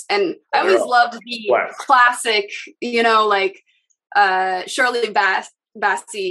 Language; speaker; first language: English; native; English